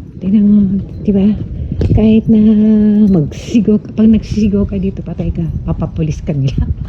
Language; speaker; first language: Filipino; native; Filipino